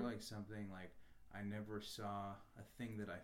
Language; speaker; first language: English; native; English